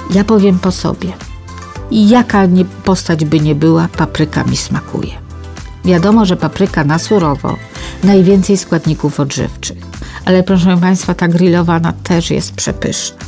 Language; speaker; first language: Polish; native; Polish